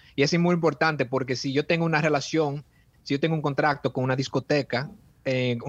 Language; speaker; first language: Spanish; early bilingual, heritage; Spanish